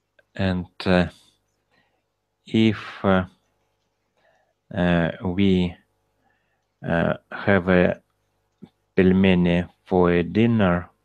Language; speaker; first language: English; non-native, learner; Russian